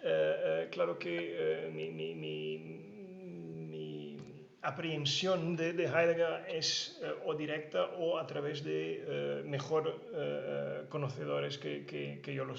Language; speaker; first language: Spanish; non-native, fluent; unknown